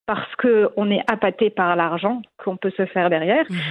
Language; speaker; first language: French; non-native, local second language; Arabic